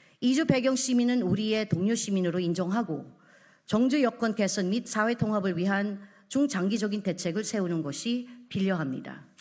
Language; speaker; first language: Korean; non-native, fluent; Filipino